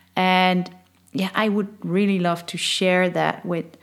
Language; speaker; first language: English; non-native, fluent; Dutch